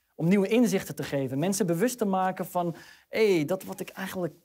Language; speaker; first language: Dutch; early bilingual, other home language; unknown